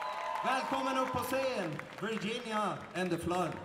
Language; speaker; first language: Swedish; native; Swedish